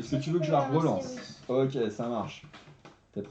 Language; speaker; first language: French; native; French